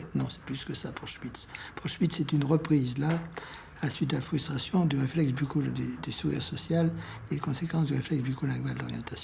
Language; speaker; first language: French; native; French